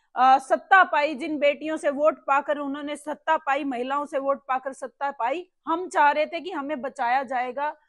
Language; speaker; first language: Hindi; native; Hindi